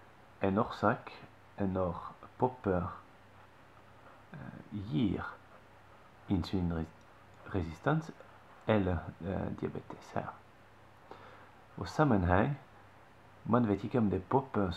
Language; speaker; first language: Norwegian; non-native, fluent; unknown